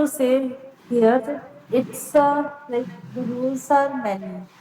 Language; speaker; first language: English; non-native, learner; Hindi